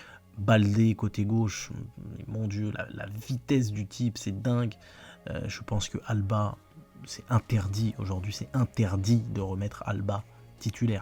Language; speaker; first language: French; native; French